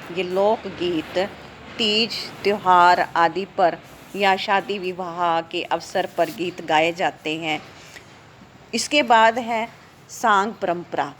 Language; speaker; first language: Hindi; native; Hindi